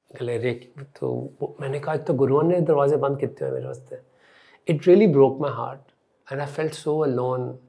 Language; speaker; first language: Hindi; non-native, local second language; Punjabi